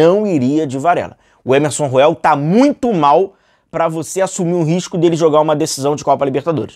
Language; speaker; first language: Portuguese; native; Portuguese